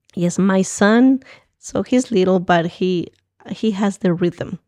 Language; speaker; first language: English; early bilingual, other home language; Spanish